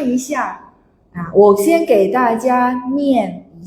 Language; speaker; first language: Chinese; non-native, fluent; Indonesian